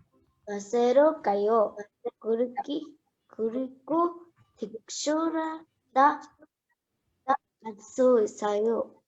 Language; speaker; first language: Korean; non-native, learner; Mongolian